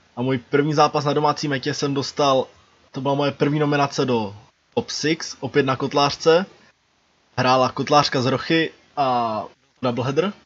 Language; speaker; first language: Czech; native; Czech